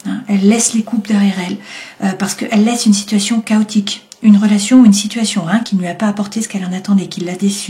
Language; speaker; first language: French; native; French